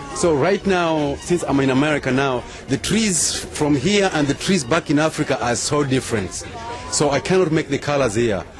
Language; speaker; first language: English; non-native, local second language; Luo (Kenya and Tanzania)